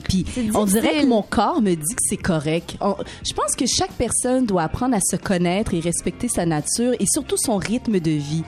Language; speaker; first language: French; native; French